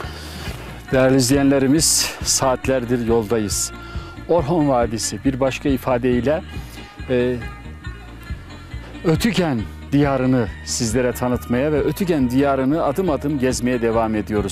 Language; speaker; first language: Turkish; native; Turkish